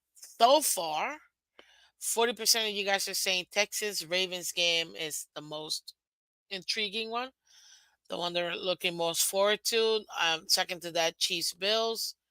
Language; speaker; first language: English; native; English